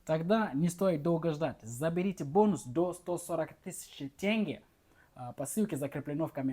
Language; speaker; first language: Russian; non-native, learner; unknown